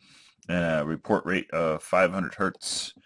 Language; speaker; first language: English; native; English